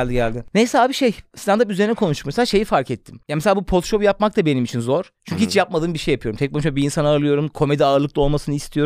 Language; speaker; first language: Turkish; native; Turkish